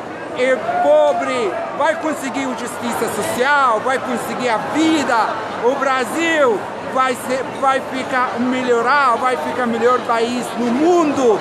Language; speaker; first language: Portuguese; non-native, learner; Arabic